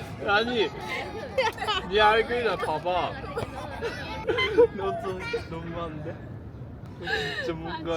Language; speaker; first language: Korean; non-native, fluent; Japanese